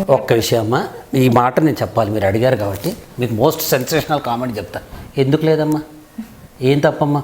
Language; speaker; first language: Telugu; native; Telugu